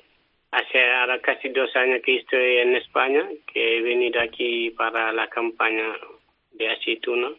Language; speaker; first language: Spanish; non-native, learner; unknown